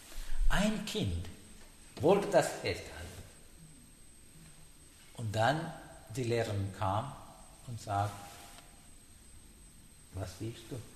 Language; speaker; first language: German; non-native, learner; Sinhala